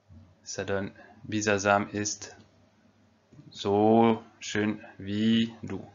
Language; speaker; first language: German; non-native, fluent; French